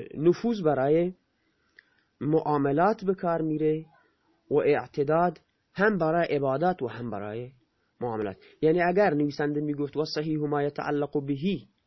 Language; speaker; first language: Persian; non-native, local second language; Baluchi